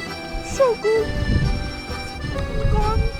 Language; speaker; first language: English; non-native, learner; Thai